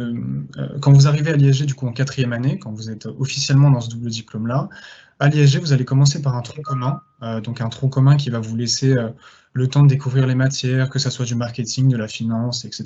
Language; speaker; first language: French; native; French